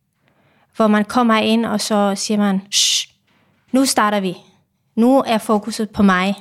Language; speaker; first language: Danish; non-native, fluent; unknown